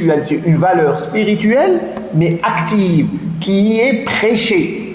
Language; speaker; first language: French; non-native, local second language; Arabic